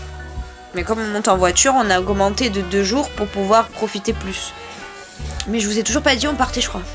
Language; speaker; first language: French; native; French